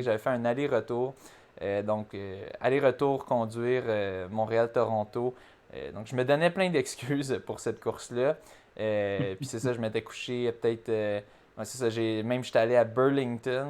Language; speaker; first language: French; native; French